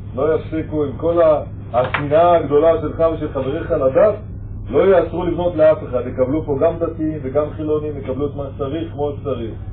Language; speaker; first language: Hebrew; native; Hebrew